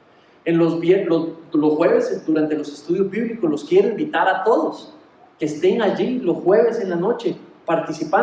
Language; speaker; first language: Spanish; native; Spanish